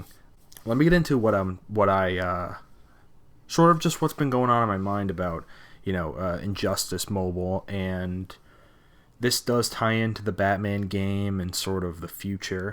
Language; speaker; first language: English; native; English